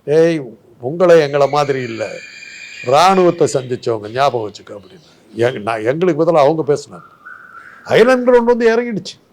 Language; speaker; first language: Tamil; non-native, local second language; Telugu